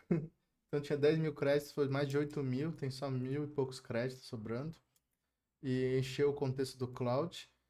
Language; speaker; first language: Portuguese; native; Portuguese